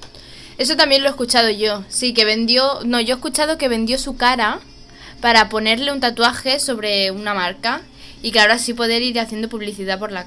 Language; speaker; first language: Spanish; native; Spanish